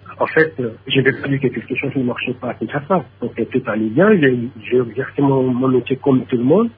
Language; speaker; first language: French; non-native, local second language; Lingala